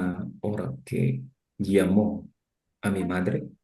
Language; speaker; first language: Spanish; non-native, learner; Filipino